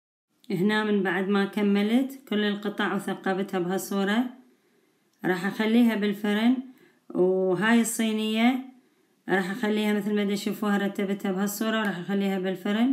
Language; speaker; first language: Arabic; native; Arabic